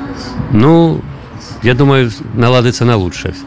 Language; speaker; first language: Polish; non-native, learner; Ukrainian